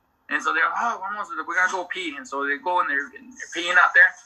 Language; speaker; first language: English; early bilingual, other home language; Spanish